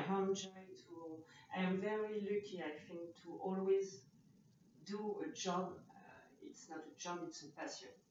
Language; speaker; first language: English; non-native, learner; French